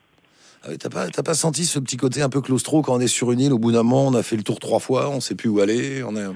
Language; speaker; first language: French; native; French